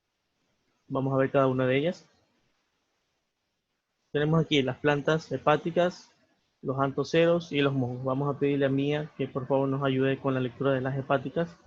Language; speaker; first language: Spanish; native; Spanish